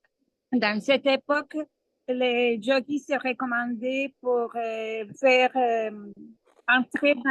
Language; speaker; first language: French; non-native, learner; Spanish